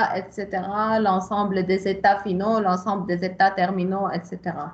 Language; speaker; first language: French; non-native, local second language; Arabic